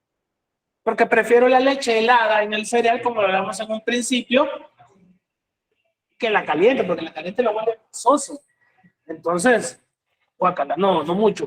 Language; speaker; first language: Spanish; native; Spanish